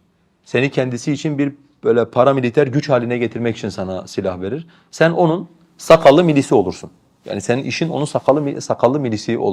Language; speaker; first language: Turkish; non-native, local second language; Kurdish